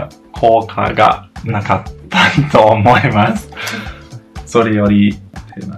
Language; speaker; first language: Japanese; non-native, learner; English